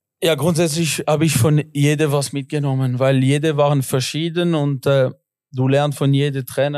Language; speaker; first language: German; non-native, local second language; French